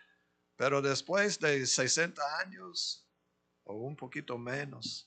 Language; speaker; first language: Spanish; non-native, fluent; English